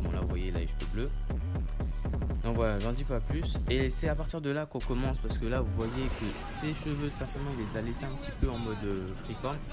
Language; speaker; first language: French; native; French